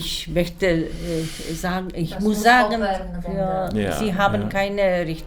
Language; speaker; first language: German; non-native, learner; Czech